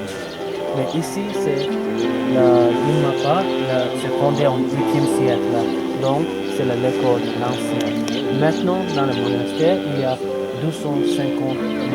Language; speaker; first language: French; non-native, learner; Tibetan